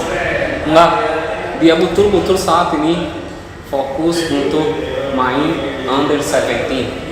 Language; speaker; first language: Indonesian; non-native, fluent; Portuguese